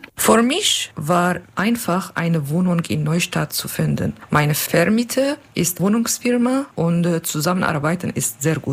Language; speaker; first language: German; non-native, learner; Turkish